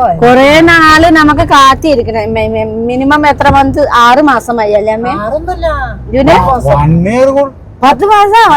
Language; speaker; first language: Malayalam; non-native, learner; Nepali